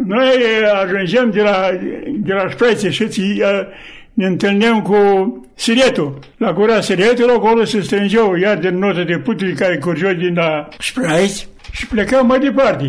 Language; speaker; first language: Romanian; native; Romanian